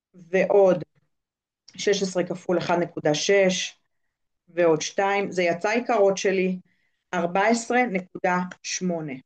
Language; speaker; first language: Hebrew; native; Hebrew